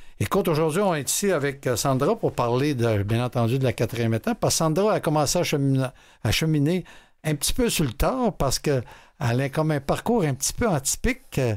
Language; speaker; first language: French; native; French